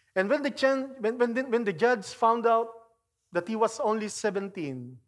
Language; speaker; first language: English; non-native, local second language; Filipino